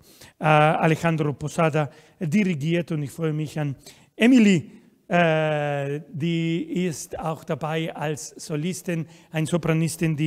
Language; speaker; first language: German; non-native, fluent; Spanish